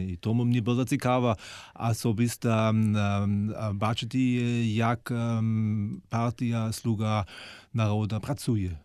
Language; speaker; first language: Ukrainian; non-native, fluent; German